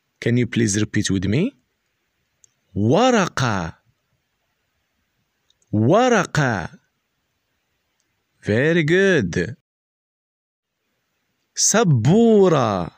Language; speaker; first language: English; non-native, learner; Arabic